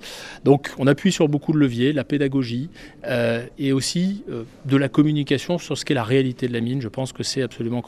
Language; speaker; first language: French; native; French